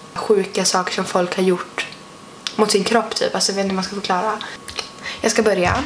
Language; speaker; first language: Swedish; native; Swedish